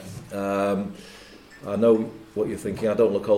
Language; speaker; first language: English; native; English